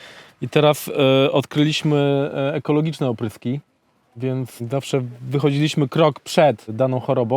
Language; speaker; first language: Polish; native; Polish